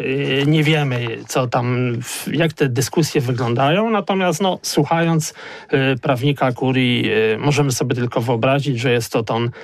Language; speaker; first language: Polish; native; Polish